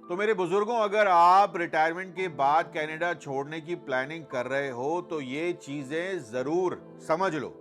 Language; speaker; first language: Urdu; native; Urdu